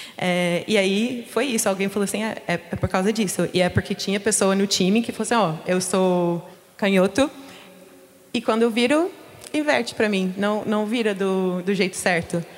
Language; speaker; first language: Portuguese; non-native, fluent; English